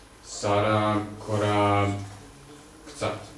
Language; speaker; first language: Hebrew; non-native, learner; Serbian